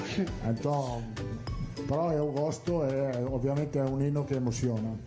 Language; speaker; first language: Portuguese; non-native, learner; Italian